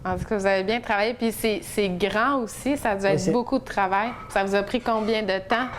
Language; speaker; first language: French; native; French